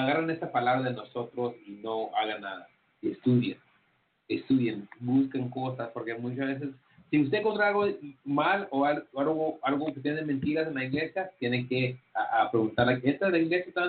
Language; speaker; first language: Spanish; early bilingual, heritage; Spanish